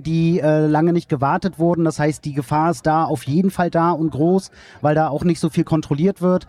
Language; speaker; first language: German; native; German